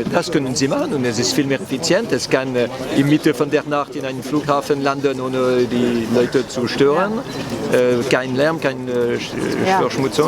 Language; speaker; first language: German; non-native, local second language; French